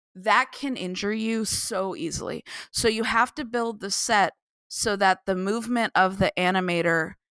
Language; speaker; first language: English; native; English